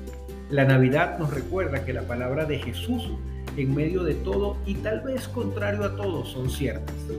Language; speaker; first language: Spanish; native; Spanish